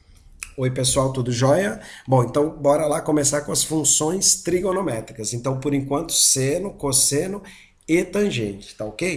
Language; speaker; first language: Portuguese; native; Portuguese